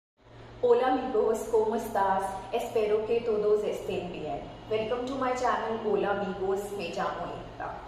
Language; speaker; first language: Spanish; non-native, fluent; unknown